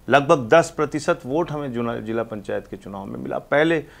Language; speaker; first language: Hindi; native; Hindi